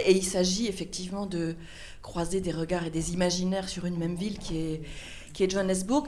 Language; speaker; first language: French; native; French